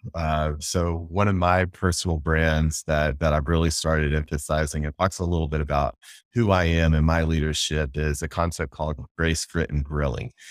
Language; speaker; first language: English; native; English